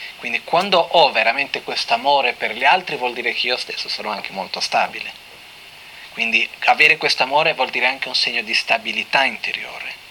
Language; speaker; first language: Italian; non-native, fluent; Portuguese